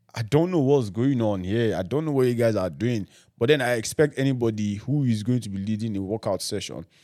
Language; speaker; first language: English; non-native, local second language; Yoruba